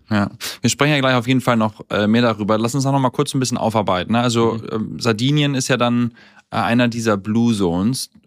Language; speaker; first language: German; native; German